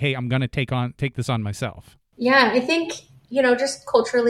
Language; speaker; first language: English; native; English